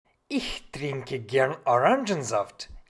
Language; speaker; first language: German; non-native, fluent; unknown